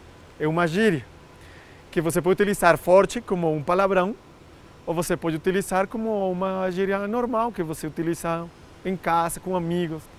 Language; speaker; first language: Portuguese; non-native, fluent; Spanish